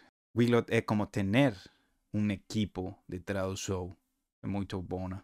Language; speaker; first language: Portuguese; non-native, learner; Spanish